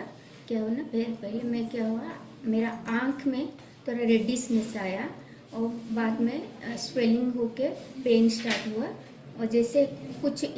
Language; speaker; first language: Hindi; non-native, local second language; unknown